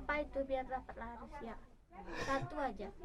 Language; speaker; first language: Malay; non-native, learner; Thai